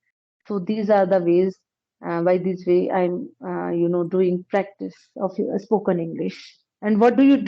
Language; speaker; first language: English; non-native, local second language; Punjabi